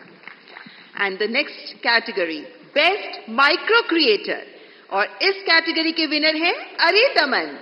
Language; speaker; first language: Hindi; native; Hindi